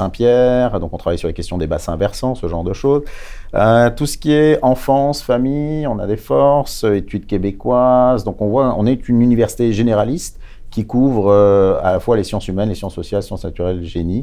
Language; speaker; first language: French; native; French